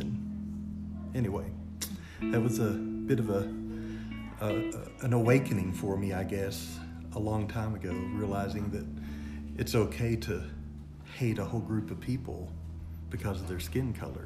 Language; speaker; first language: English; native; English